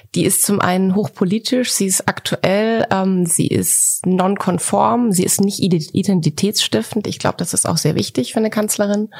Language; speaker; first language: German; native; German